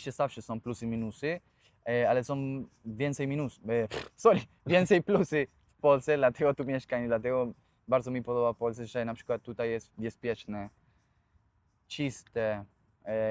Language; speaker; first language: Polish; non-native, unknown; Spanish